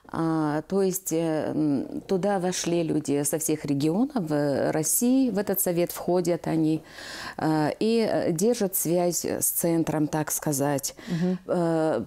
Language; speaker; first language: Russian; non-native, local second language; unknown